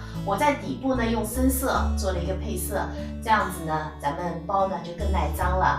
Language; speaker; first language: Chinese; native; Chinese